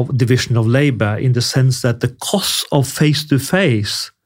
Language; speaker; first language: English; non-native, fluent; Norwegian